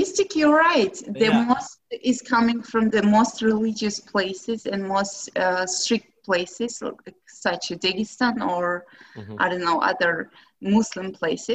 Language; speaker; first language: English; non-native, fluent; Russian